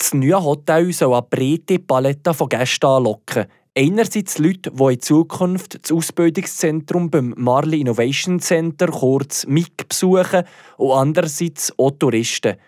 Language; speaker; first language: German; native; German